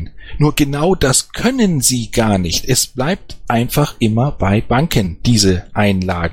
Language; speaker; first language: German; native; German